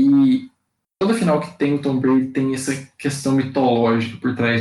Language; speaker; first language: Portuguese; native; Portuguese